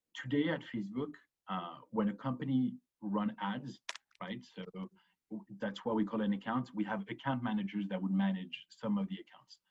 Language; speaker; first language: English; early bilingual, other home language; French